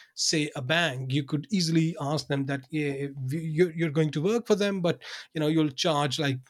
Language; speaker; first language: English; non-native, local second language; Urdu